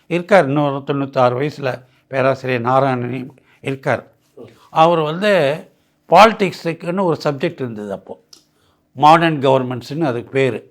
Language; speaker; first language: Tamil; native; Tamil